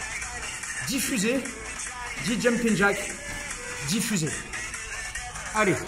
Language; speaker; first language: French; native; French